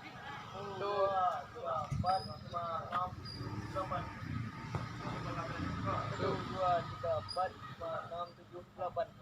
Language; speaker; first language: Indonesian; non-native, local second language; Minangkabau